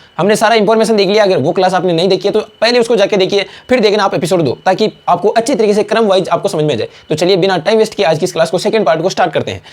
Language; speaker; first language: Hindi; native; Hindi